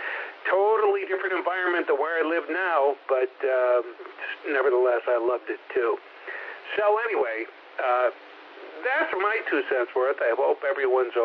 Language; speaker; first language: English; native; English